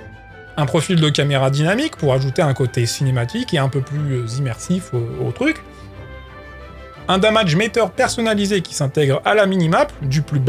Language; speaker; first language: French; native; French